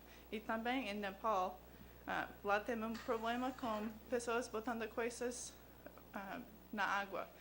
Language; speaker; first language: Portuguese; non-native, learner; English